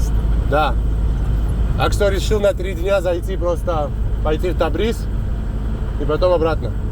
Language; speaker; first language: Russian; non-native, fluent; Georgian